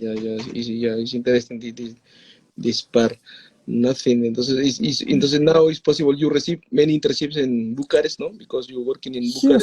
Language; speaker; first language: English; non-native, learner; Spanish